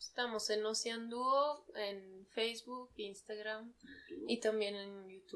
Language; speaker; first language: Spanish; non-native, fluent; Italian